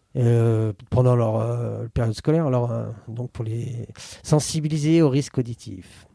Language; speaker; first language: French; native; French